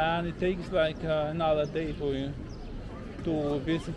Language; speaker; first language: English; non-native, local second language; Albanian